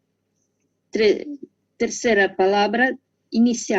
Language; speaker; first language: Spanish; non-native, learner; Russian